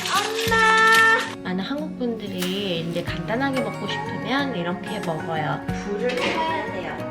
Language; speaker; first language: Korean; early bilingual, heritage; Korean